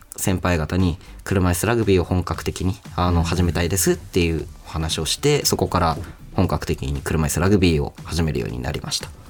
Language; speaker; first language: Japanese; native; Japanese